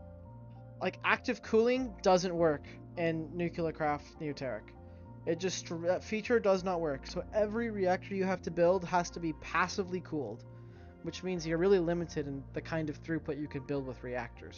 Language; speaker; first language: English; native; English